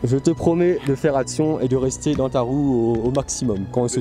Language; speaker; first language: French; native; French